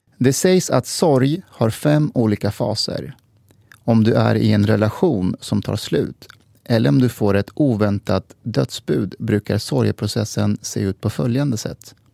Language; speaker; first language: Swedish; early bilingual, other home language; Persian